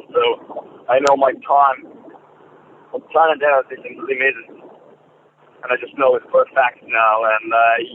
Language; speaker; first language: English; non-native, fluent; Polish